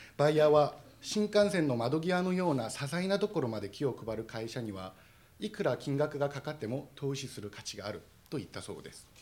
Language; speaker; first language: Japanese; non-native, fluent; Korean